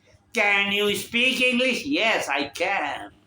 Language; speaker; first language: English; non-native, local second language; Urdu